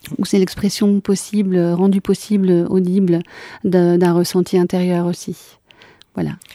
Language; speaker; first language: French; native; French